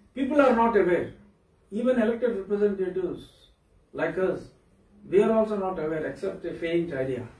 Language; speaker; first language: English; non-native, local second language; Telugu